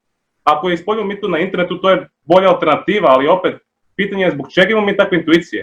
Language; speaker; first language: Bosnian; native; Bosnian